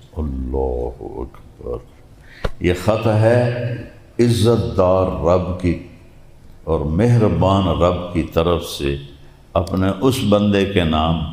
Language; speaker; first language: Urdu; non-native, local second language; Punjabi